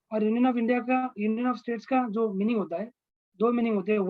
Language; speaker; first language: Hindi; non-native, local second language; Marathi